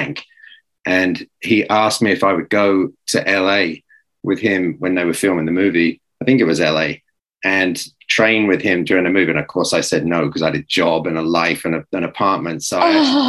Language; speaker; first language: English; native; English